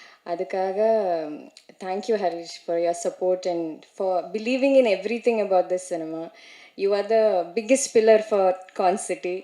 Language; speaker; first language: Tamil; non-native, learner; Malayalam